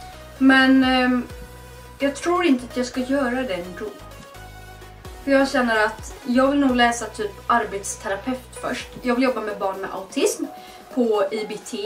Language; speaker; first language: Swedish; native; Swedish